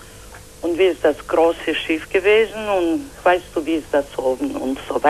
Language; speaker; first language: German; non-native, fluent; Croatian